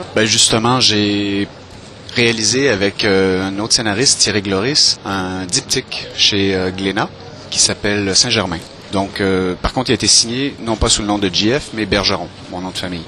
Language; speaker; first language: French; native; French